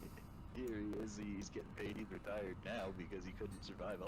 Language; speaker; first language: English; native; English